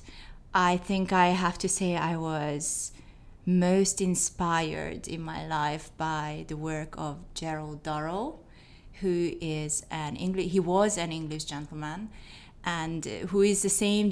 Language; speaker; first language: English; non-native, fluent; Hungarian